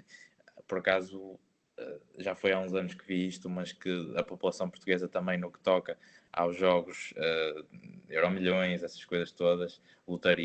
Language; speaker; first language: Portuguese; native; Portuguese